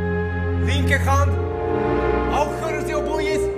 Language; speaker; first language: German; non-native, fluent; Latvian